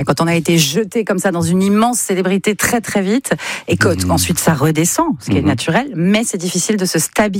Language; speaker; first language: French; native; French